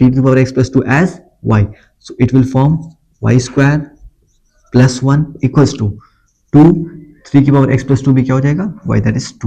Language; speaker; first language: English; non-native, local second language; Hindi